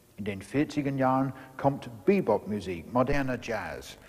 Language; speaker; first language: German; non-native, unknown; English